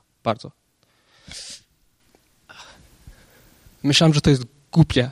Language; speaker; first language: Polish; early bilingual, heritage; Polish